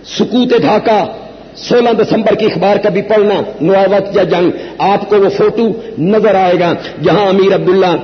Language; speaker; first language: Urdu; non-native, local second language; Punjabi